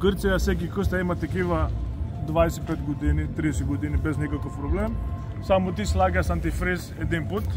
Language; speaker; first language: Bulgarian; non-native, learner; Greek